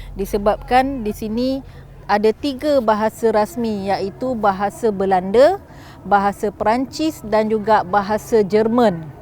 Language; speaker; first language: Malay; native; Malay